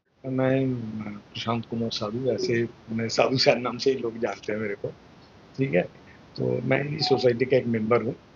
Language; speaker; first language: Hindi; non-native, local second language; Bangla